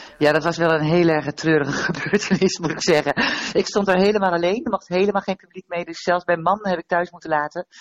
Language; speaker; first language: Dutch; native; Dutch